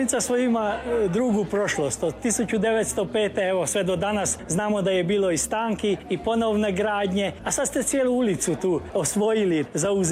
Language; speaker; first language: Croatian; early bilingual, heritage; Croatian